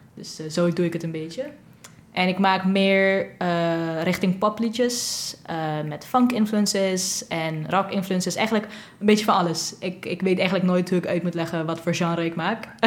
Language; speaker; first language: Dutch; non-native, local second language; Papiamento